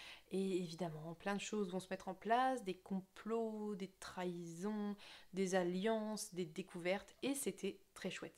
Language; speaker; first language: French; native; French